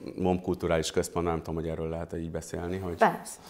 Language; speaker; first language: Hungarian; early bilingual, other home language; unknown